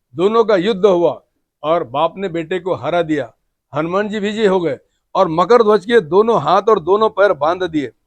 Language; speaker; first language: Hindi; non-native, local second language; Marathi